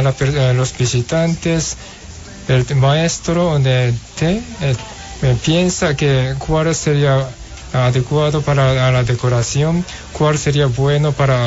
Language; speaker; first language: Spanish; non-native, fluent; Japanese